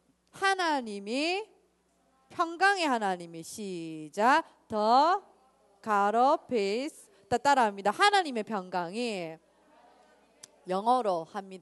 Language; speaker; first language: Korean; native; Korean